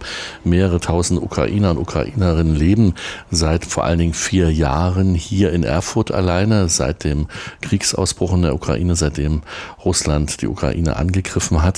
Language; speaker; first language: German; native; German